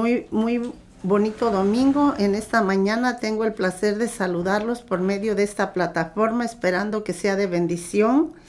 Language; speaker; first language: Spanish; native; Spanish